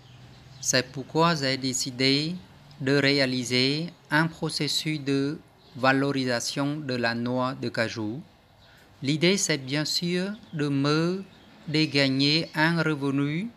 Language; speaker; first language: French; non-native, fluent; Khmer